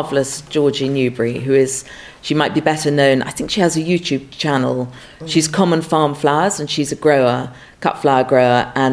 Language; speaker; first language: English; native; English